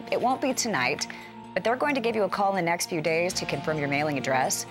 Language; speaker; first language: English; native; English